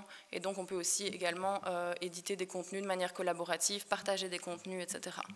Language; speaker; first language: French; native; French